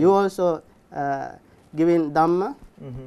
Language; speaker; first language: English; non-native, learner; Sinhala